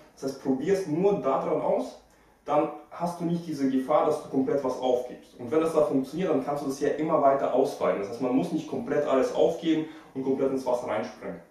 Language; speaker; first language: German; early bilingual, other home language; Russian